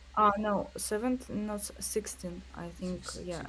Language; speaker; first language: English; non-native, learner; Russian